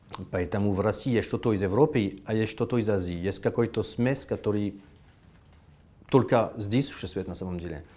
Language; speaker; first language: Russian; non-native, fluent; French